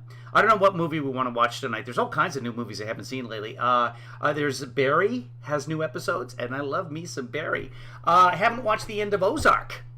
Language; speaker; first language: English; native; English